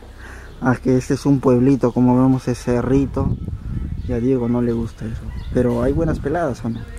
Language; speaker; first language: Spanish; native; Spanish